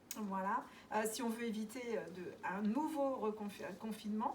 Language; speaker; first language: French; native; French